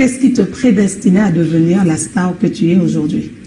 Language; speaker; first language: French; native; French